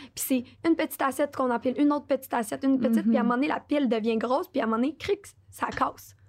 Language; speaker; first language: French; native; French